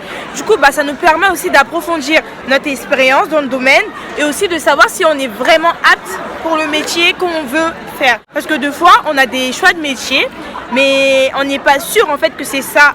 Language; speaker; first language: French; native; French